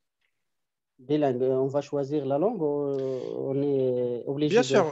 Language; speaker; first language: French; non-native, learner; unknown